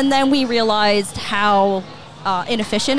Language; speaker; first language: English; native; English